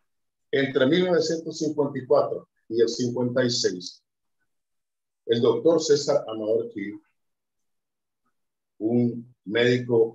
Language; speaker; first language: Spanish; native; Spanish